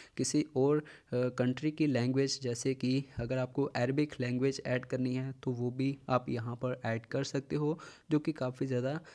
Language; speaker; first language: Hindi; native; Hindi